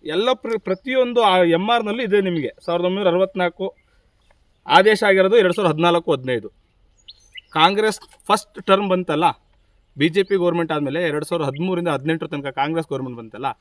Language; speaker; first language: Kannada; native; Kannada